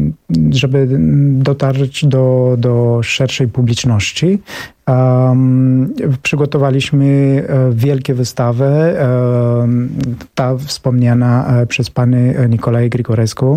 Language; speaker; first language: Polish; non-native, fluent; Romanian